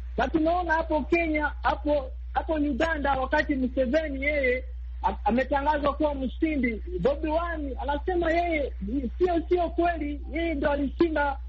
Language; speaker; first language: Swahili; native; Swahili